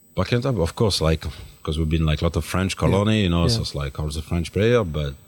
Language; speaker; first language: English; non-native, fluent; French